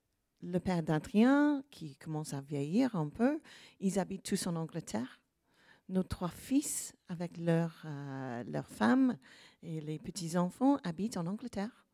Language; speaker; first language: French; non-native, learner; English